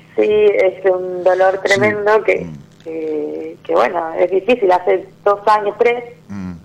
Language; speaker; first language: Spanish; native; Spanish